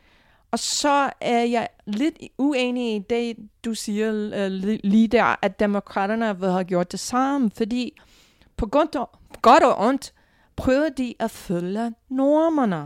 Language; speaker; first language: Danish; non-native, fluent; English